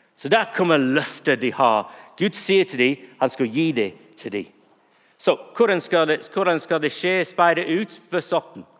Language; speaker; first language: Norwegian; non-native, fluent; English